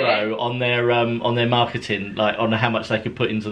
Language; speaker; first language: English; native; English